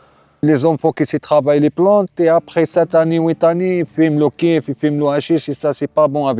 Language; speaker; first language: French; non-native, learner; Arabic